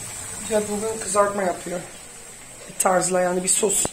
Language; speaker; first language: Turkish; early bilingual, heritage; Dutch